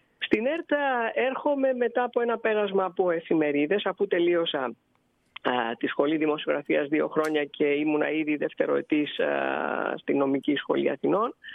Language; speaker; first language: Greek; native; Greek